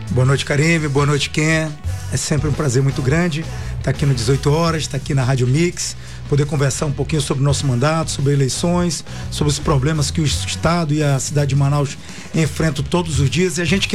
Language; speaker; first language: Portuguese; native; Portuguese